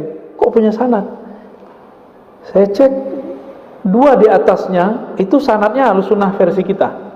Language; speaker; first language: Indonesian; native; Indonesian